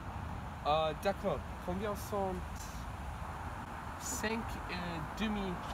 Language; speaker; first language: French; non-native, learner; English